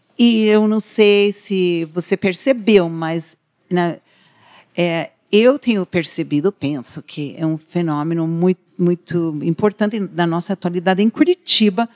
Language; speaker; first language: Portuguese; non-native, fluent; English